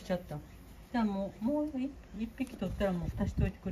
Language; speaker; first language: Japanese; native; Japanese